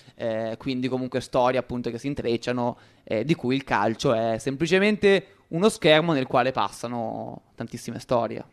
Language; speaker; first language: Italian; native; Italian